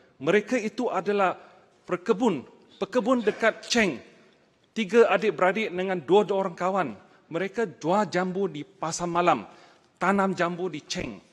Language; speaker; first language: Malay; non-native, local second language; Chinese